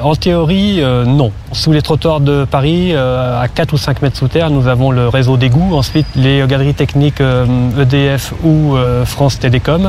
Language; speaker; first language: French; native; French